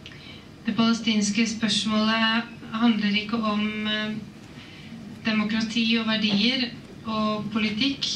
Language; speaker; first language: Norwegian; native; Norwegian